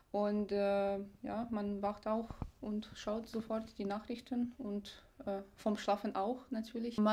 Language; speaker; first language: German; non-native, fluent; Ukrainian